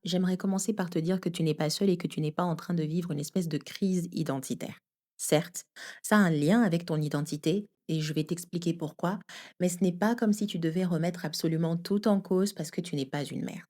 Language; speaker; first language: French; native; French